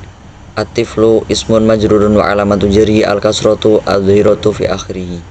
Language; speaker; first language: Arabic; non-native, learner; Indonesian